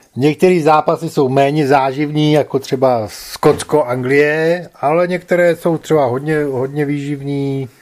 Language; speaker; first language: Czech; native; Czech